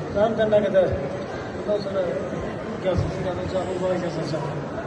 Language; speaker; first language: Azerbaijani; non-native, local second language; Talysh